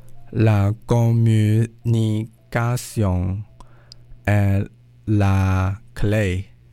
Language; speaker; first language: French; non-native, learner; Chinese